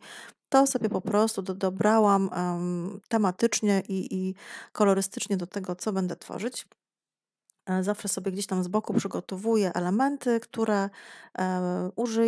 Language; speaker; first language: Polish; native; Polish